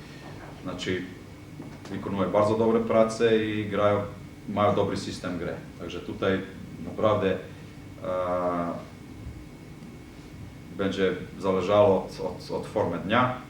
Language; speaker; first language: Polish; non-native, fluent; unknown